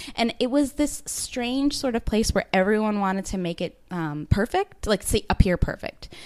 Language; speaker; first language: English; native; English